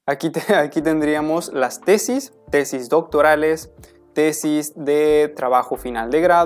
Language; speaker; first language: Spanish; native; Spanish